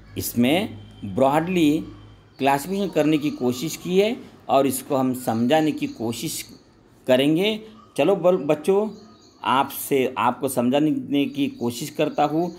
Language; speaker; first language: Hindi; non-native, local second language; Marathi